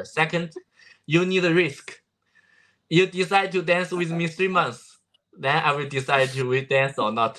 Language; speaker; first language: English; non-native, learner; Chinese